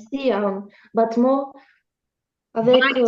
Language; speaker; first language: French; non-native, learner; Russian